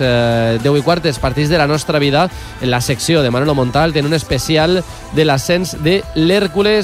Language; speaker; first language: Catalan; native; Catalan